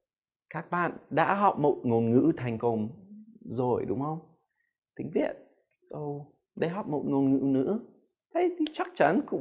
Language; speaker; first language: Vietnamese; non-native, fluent; English